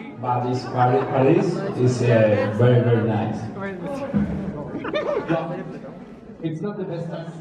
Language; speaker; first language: English; non-native, learner; Spanish